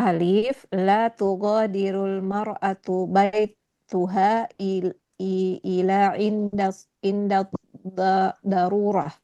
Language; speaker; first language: Arabic; non-native, learner; Indonesian